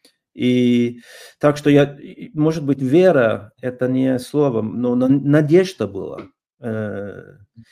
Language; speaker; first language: Russian; non-native, fluent; Norwegian